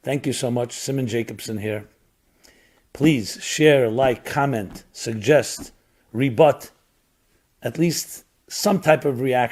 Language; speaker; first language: English; native; English